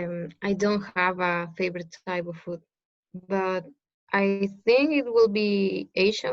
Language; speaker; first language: English; non-native, learner; Spanish